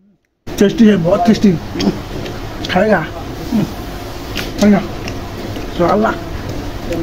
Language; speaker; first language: Hindi; non-native, local second language; Bangla